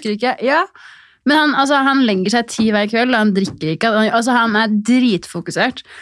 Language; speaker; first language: Norwegian; native; Norwegian